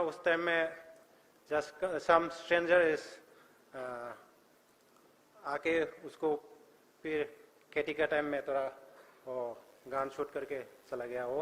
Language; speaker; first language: Hindi; non-native, local second language; Bodo